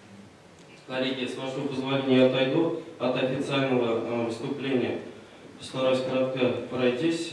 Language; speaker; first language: Russian; non-native, local second language; Tatar